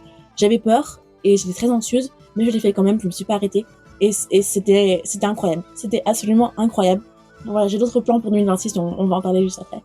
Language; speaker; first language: French; native; French